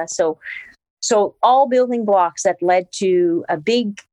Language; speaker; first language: English; non-native, fluent; French